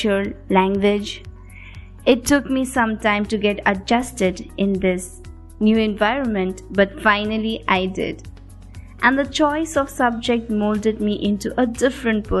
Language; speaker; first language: English; non-native, local second language; Nepali